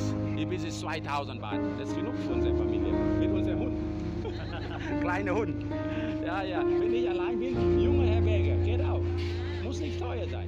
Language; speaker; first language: German; non-native, learner; Thai